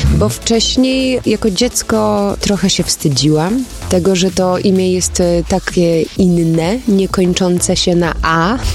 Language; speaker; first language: Polish; early bilingual, other home language; German